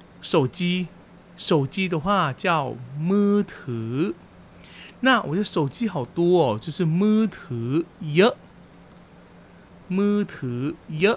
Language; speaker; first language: Chinese; early bilingual, heritage; Chinese